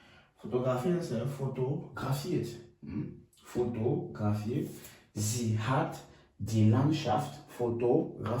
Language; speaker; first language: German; non-native, fluent; French